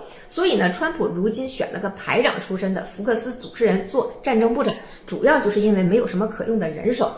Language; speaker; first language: Chinese; native; Chinese